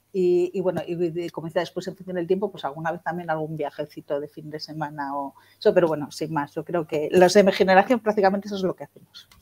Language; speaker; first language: Spanish; native; Spanish